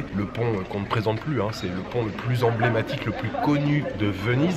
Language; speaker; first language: French; native; French